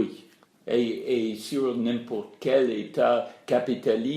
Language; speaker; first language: French; non-native, fluent; English